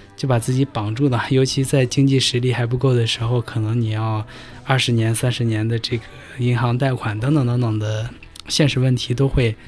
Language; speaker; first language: Chinese; native; Chinese